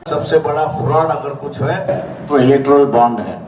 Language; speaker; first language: Hindi; non-native, local second language; Marathi